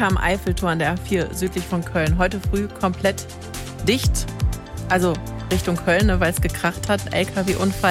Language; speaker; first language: German; native; German